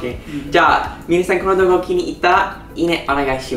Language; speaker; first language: Japanese; non-native, learner; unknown